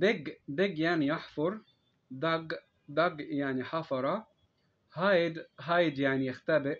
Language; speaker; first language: Arabic; native; Arabic